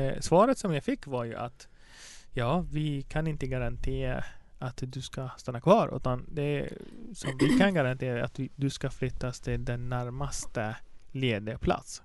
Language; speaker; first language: Swedish; non-native, fluent; Arabic